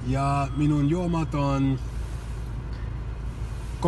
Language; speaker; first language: Finnish; non-native, learner; English